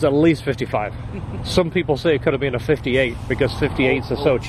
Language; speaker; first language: English; native; English